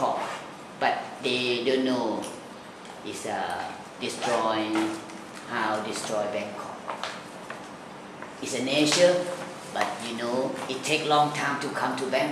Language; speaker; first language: English; non-native, learner; Thai